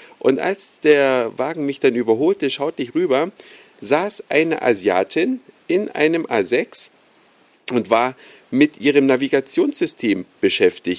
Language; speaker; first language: German; native; German